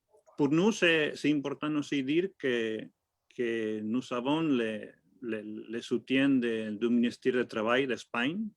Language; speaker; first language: French; non-native, fluent; Spanish